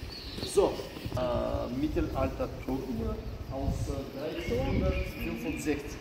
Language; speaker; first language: German; non-native, fluent; Bulgarian